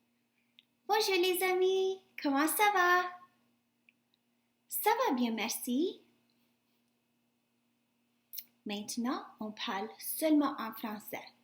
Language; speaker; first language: French; non-native, fluent; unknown